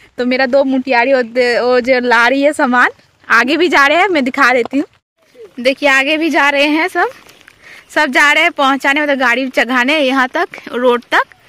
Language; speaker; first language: Hindi; non-native, local second language; Bangla